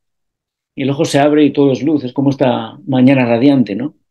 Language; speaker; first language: Spanish; native; Spanish